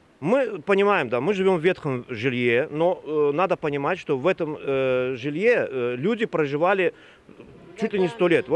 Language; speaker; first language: Russian; native; Russian